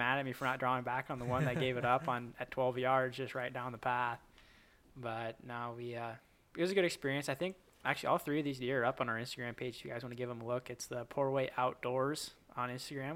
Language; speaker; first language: English; native; English